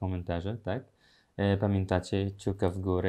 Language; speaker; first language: Polish; non-native, learner; Arabic